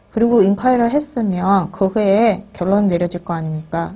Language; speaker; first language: Korean; native; Korean